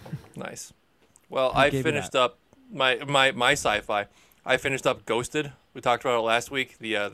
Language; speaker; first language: English; native; English